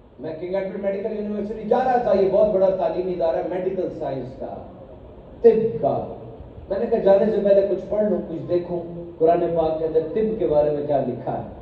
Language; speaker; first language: Urdu; native; Urdu